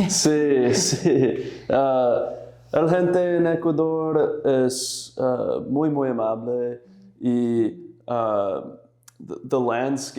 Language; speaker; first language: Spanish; non-native, learner; English